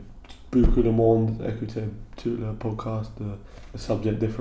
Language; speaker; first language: French; non-native, learner; English